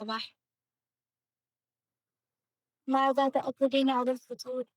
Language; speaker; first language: Arabic; non-native, learner; Urdu